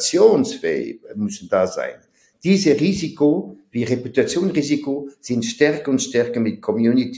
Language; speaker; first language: German; non-native, fluent; French